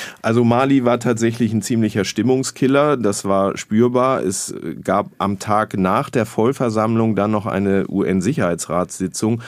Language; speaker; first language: German; native; German